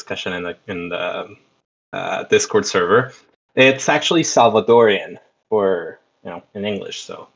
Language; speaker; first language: English; non-native, fluent; Spanish